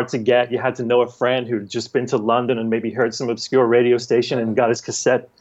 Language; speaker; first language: English; native; English